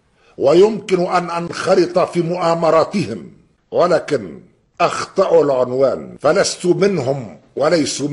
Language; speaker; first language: Arabic; native; Arabic